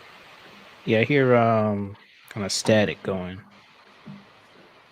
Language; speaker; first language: English; native; English